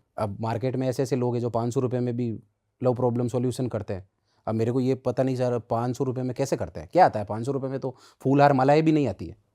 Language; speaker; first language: Hindi; native; Hindi